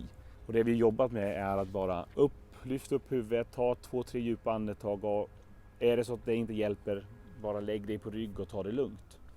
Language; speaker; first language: Swedish; native; Swedish